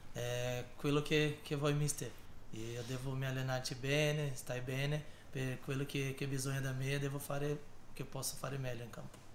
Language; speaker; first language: Italian; non-native, learner; Portuguese